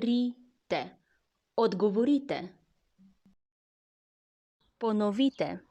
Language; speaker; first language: Slovenian; non-native, learner; Chinese